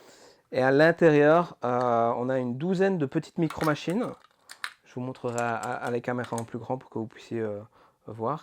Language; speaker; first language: French; native; French